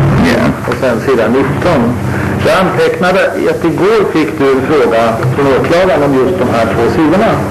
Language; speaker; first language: Swedish; native; Swedish